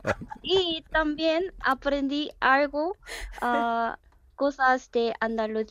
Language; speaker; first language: Spanish; non-native, learner; Korean